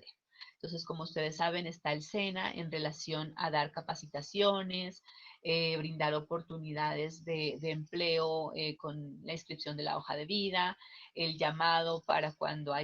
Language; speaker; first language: Spanish; native; Spanish